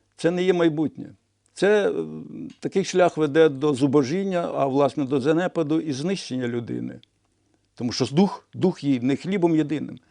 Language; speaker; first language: Ukrainian; non-native, local second language; Russian